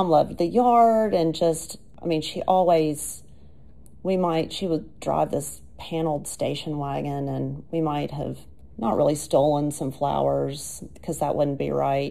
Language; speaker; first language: English; native; English